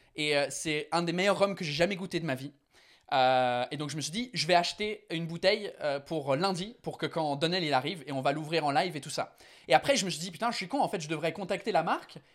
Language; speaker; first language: French; non-native, fluent; English